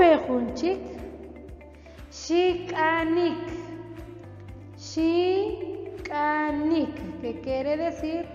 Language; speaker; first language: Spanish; non-native, local second language; Kaqchikel